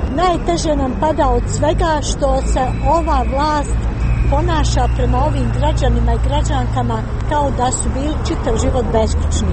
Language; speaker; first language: Croatian; native; Croatian